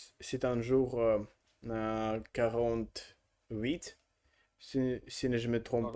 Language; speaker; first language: French; non-native, learner; Russian